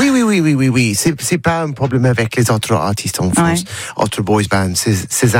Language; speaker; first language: French; non-native, learner; English